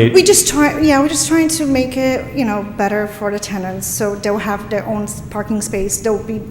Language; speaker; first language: English; non-native, fluent; Polish